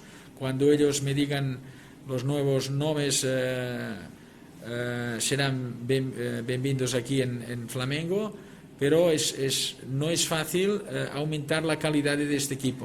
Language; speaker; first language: Spanish; non-native, local second language; Catalan